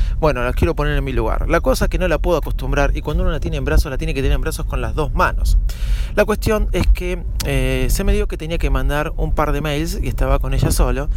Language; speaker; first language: Spanish; native; Spanish